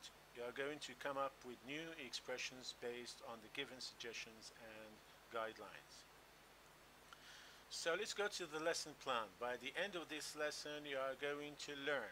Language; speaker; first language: English; non-native, local second language; Arabic